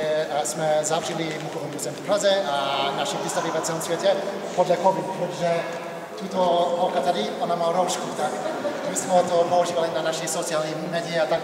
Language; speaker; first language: Czech; non-native, learner; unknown